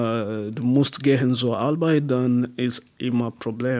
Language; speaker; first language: German; non-native, learner; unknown